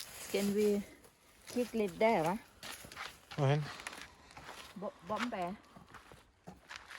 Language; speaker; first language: Danish; non-native, learner; Thai